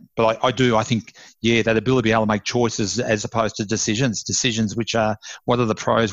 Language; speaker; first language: English; native; English